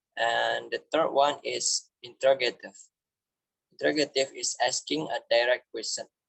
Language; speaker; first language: English; non-native, fluent; Indonesian